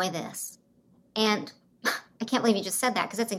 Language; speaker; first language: English; native; English